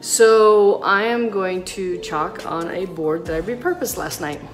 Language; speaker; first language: English; native; English